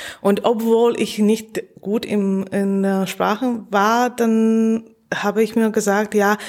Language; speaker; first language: German; non-native, learner; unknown